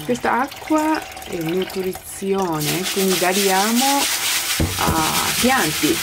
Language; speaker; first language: Italian; non-native, learner; Japanese